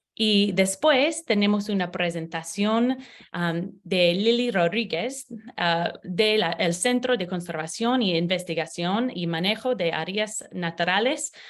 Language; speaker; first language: Spanish; non-native, learner; English